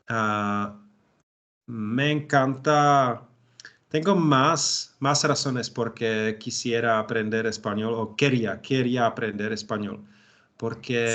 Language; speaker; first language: Spanish; non-native, learner; Czech